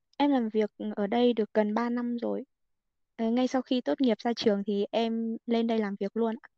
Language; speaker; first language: Vietnamese; non-native, local second language; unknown